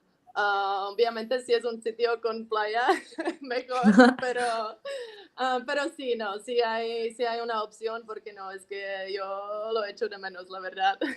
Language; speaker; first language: Spanish; non-native, fluent; Czech